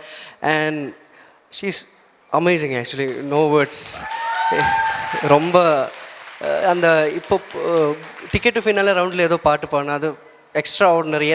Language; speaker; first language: Tamil; non-native, learner; Malayalam